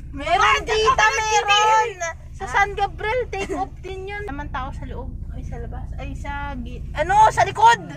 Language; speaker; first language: Filipino; native; Filipino